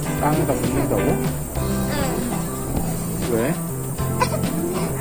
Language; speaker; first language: Korean; native; Korean